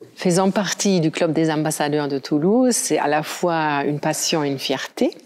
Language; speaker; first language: French; non-native, fluent; German